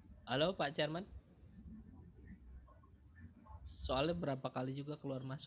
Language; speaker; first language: Indonesian; native; Indonesian